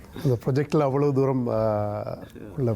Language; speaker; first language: Tamil; native; Tamil